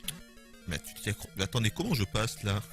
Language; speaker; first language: French; native; French